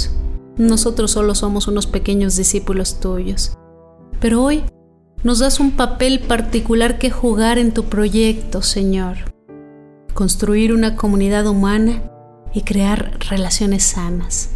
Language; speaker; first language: Spanish; native; Spanish